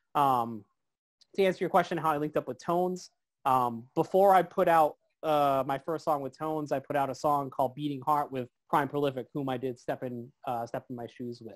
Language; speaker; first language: English; native; English